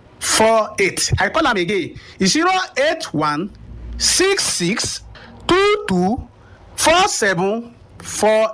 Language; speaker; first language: Nigerian Pidgin; native; Nigerian Pidgin